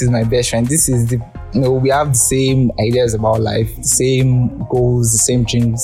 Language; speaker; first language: English; non-native, local second language; Yoruba